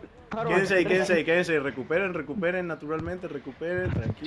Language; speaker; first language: Spanish; native; Spanish